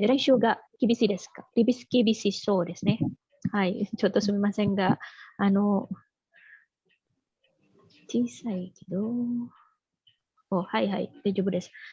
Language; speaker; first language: Japanese; non-native, fluent; Indonesian